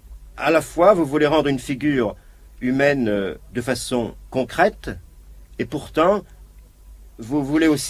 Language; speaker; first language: French; native; French